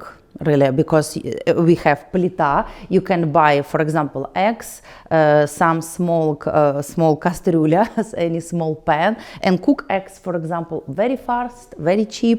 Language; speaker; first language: English; non-native, learner; Russian